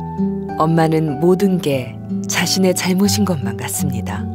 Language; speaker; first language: Korean; native; Korean